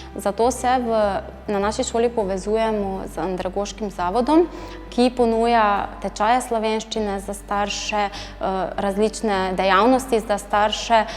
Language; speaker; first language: Slovenian; native; Slovenian